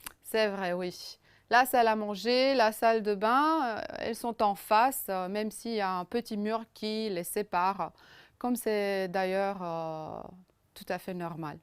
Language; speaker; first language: French; non-native, fluent; Romanian